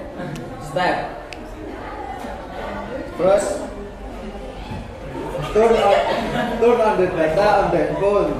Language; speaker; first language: English; non-native, learner; Indonesian